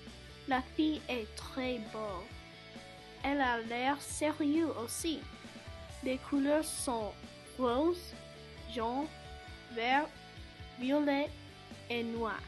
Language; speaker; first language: French; non-native, learner; English